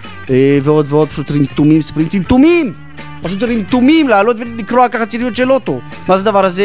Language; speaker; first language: Hebrew; native; Hebrew